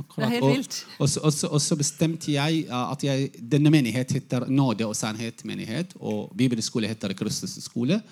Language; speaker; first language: Norwegian; non-native, fluent; Arabic